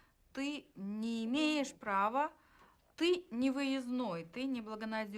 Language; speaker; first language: Russian; native; Russian